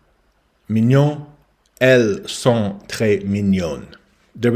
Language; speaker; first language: French; non-native, learner; English